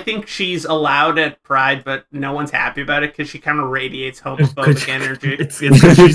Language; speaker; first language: English; native; English